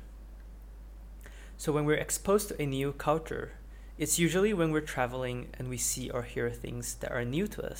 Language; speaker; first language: English; non-native, local second language; Chinese